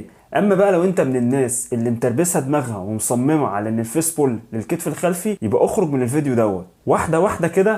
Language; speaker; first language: Arabic; native; Arabic